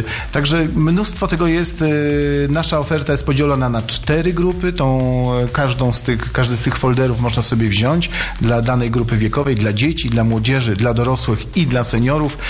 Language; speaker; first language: Polish; native; Polish